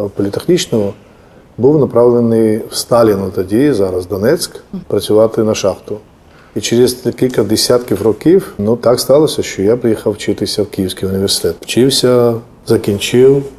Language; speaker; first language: Ukrainian; non-native, fluent; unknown